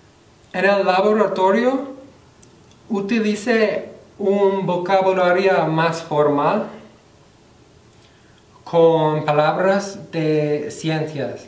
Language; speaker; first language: Spanish; non-native, fluent; English